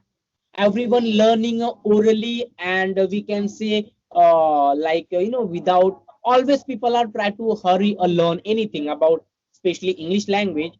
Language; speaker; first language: English; non-native, learner; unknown